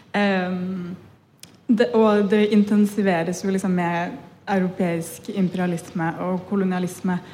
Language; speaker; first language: Norwegian; early bilingual, other home language; Punjabi